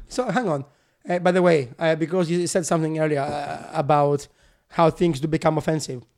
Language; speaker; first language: English; non-native, fluent; Greek